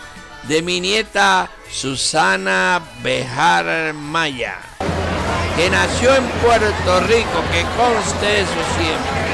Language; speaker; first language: Spanish; native; Spanish